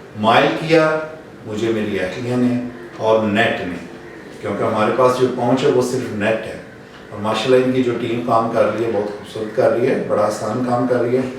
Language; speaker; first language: Urdu; non-native, local second language; Punjabi